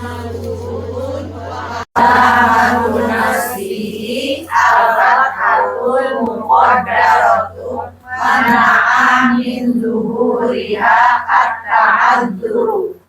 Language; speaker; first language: Arabic; non-native, learner; Indonesian